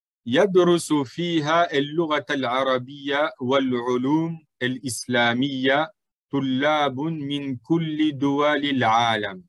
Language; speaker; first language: Arabic; non-native, fluent; French